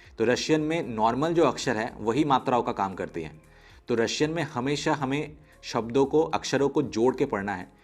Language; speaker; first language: Hindi; native; Hindi